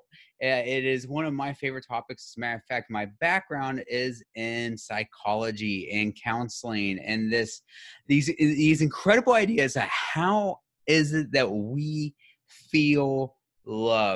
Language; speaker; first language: English; native; English